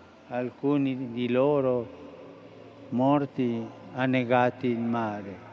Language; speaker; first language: Italian; non-native, fluent; Spanish